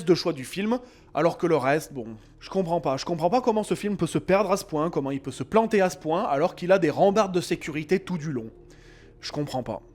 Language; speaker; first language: French; native; French